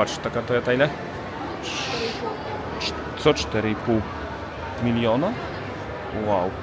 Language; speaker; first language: Polish; native; Polish